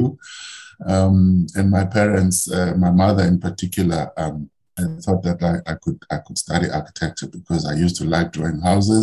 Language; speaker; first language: English; non-native, local second language; Xhosa